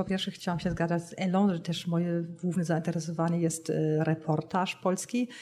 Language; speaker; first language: Polish; non-native, fluent; German